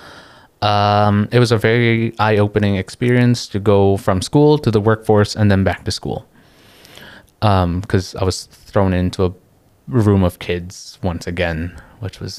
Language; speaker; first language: English; non-native, local second language; Filipino